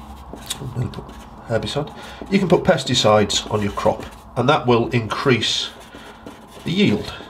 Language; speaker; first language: English; native; English